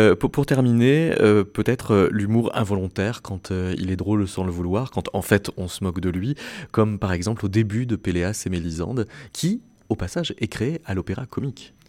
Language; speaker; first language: French; native; French